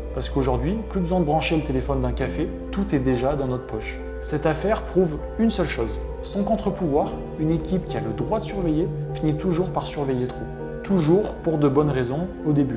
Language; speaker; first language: French; native; French